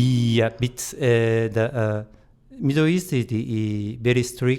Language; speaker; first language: English; non-native, learner; Japanese